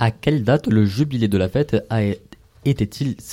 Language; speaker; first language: French; native; French